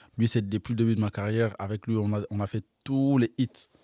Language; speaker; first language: French; non-native, local second language; Lingala